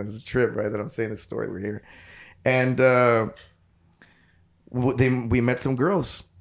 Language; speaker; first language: English; early bilingual, other home language; Spanish